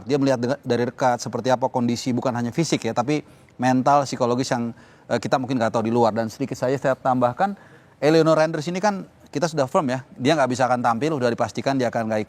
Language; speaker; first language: Indonesian; native; Indonesian